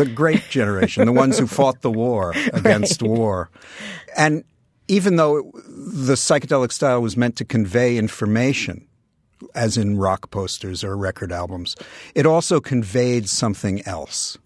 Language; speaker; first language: English; native; English